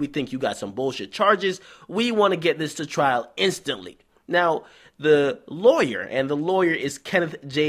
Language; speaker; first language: English; native; English